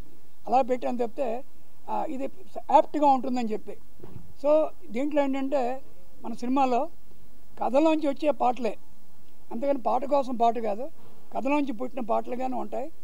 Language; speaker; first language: Telugu; native; Telugu